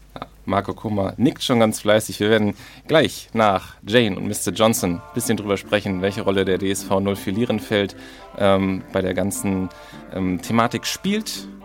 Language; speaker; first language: German; native; German